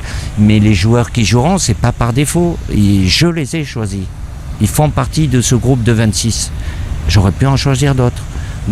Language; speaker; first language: French; native; French